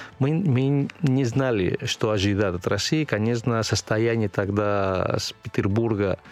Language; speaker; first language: Russian; non-native, fluent; Spanish